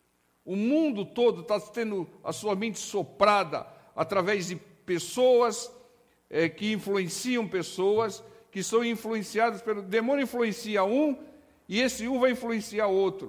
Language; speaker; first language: Portuguese; native; Portuguese